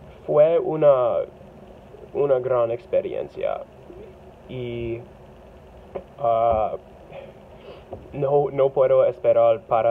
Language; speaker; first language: Spanish; non-native, learner; English